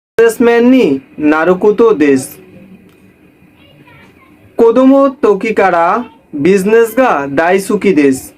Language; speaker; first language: Japanese; non-native, learner; Bangla